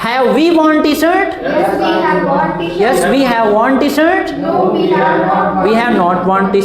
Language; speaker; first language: English; non-native, local second language; Hindi